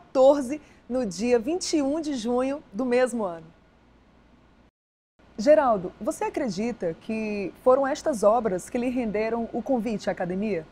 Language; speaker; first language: Portuguese; native; Portuguese